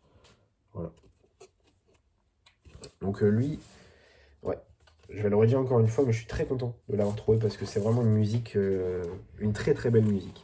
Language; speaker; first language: French; native; French